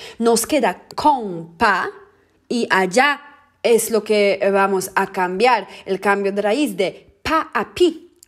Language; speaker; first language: Spanish; non-native, fluent; Polish